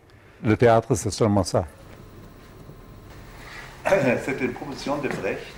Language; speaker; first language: French; non-native, fluent; German